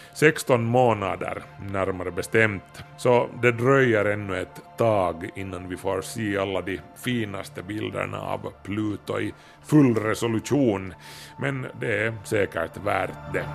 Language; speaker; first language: Swedish; native; Swedish